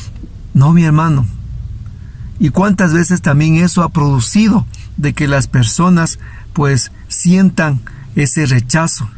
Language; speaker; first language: Spanish; native; Spanish